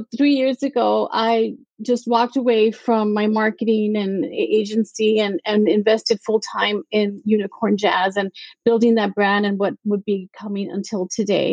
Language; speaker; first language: English; native; English